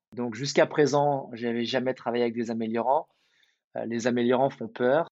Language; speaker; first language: French; native; French